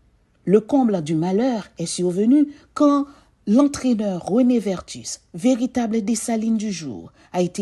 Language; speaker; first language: French; non-native, local second language; Haitian Creole